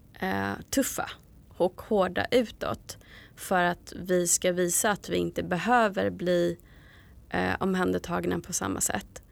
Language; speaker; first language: Swedish; native; Swedish